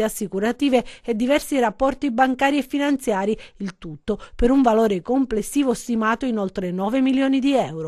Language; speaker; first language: Italian; native; Italian